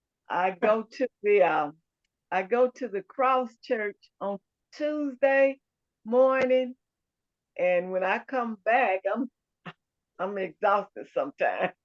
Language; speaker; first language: English; native; English